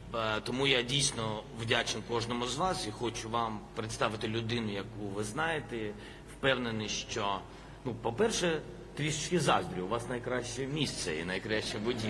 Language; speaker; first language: Ukrainian; non-native, local second language; Russian